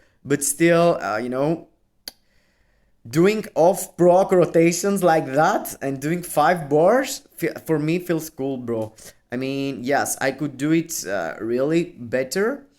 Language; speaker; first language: English; non-native, fluent; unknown